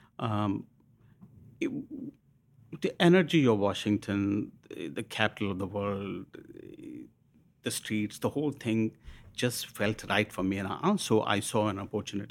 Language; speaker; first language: English; non-native, local second language; Hindi